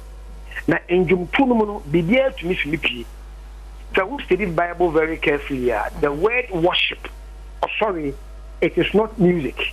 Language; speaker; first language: English; non-native, learner; Akan